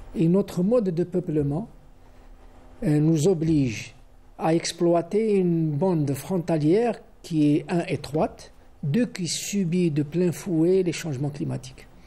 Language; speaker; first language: French; non-native, local second language; Arabic